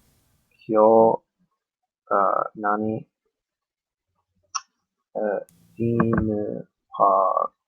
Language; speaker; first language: Japanese; non-native, learner; English